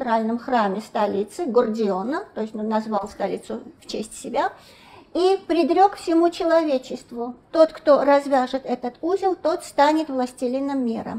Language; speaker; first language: Russian; non-native, local second language; Armenian